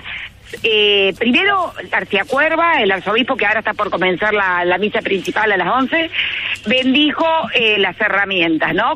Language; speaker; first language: Spanish; native; Spanish